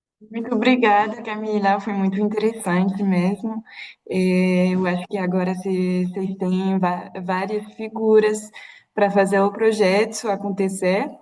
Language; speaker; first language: Portuguese; non-native, fluent; French